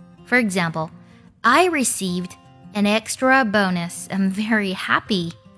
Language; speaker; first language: English; non-native, fluent; Chinese